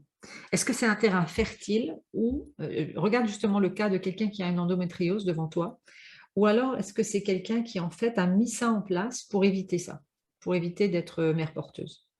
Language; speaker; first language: French; native; French